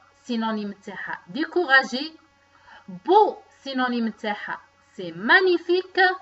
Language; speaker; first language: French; non-native, local second language; Arabic